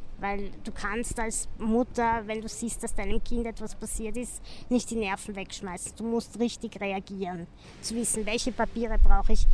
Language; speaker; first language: German; native; German